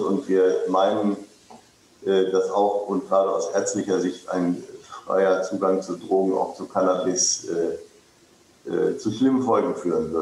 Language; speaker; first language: German; native; German